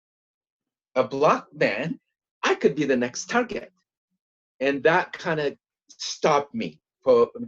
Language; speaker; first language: English; non-native, fluent; Tigrinya